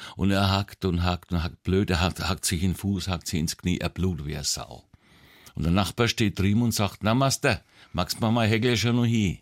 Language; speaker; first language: German; native; German